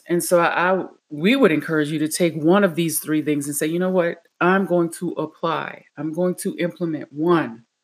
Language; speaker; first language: English; native; English